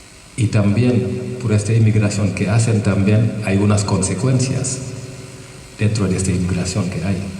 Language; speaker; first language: Spanish; non-native, fluent; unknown